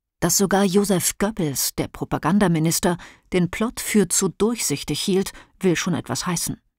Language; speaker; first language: German; native; German